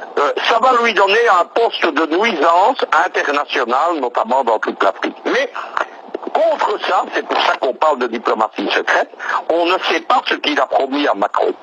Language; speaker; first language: French; native; French